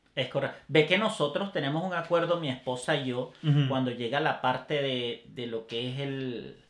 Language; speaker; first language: Spanish; native; Spanish